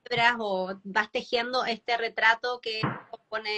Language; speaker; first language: Spanish; native; Spanish